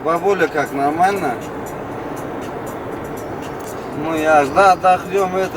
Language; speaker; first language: Russian; non-native, local second language; Turkmen